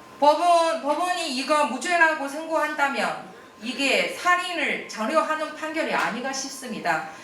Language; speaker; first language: Korean; non-native, fluent; Chinese